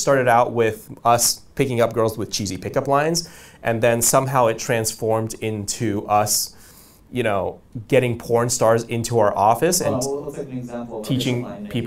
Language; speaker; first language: English; native; English